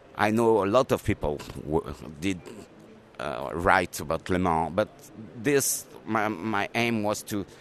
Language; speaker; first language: English; non-native, learner; French